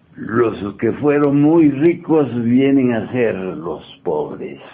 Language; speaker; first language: Spanish; native; Spanish